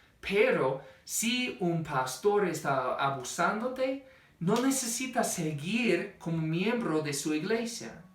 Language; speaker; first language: Spanish; non-native, fluent; English